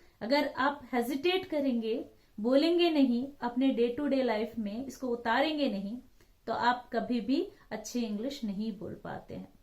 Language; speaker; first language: Hindi; non-native, local second language; Telugu